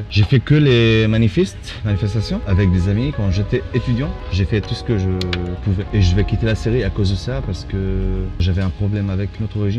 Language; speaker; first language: French; non-native, fluent; Arabic